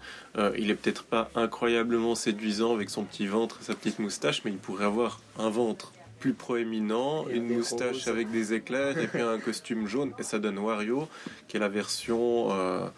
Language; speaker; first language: French; native; French